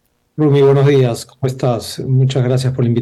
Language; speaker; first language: Spanish; native; Spanish